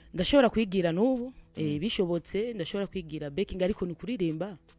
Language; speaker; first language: Rundi; non-native, local second language; Swahili